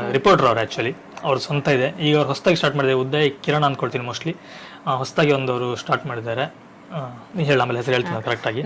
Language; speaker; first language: Kannada; non-native, local second language; Tulu